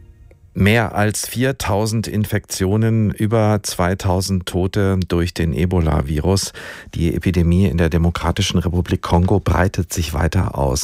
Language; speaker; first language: German; native; German